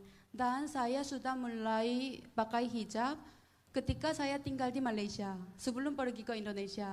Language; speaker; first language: Indonesian; non-native, fluent; Korean